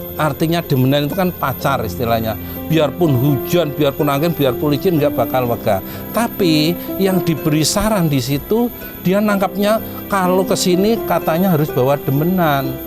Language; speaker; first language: Indonesian; non-native, local second language; Javanese